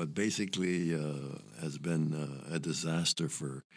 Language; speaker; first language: English; early bilingual, other home language; Spanish